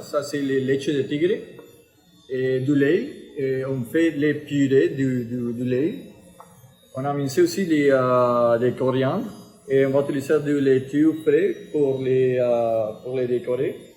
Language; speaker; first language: French; non-native, fluent; Spanish